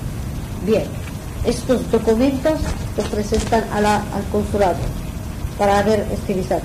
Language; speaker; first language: Spanish; non-native, learner; Arabic